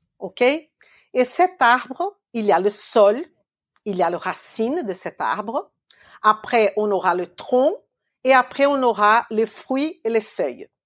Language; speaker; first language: French; non-native, fluent; Portuguese